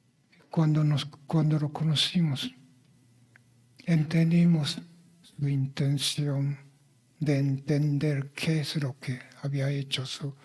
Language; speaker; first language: Spanish; non-native, fluent; Japanese